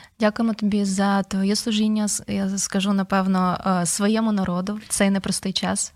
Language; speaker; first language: Ukrainian; native; Ukrainian